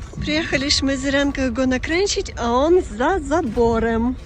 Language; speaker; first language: Polish; non-native, learner; Ukrainian